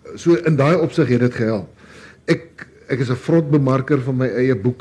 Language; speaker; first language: Afrikaans; native; Afrikaans